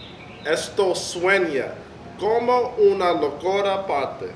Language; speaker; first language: Spanish; non-native, learner; English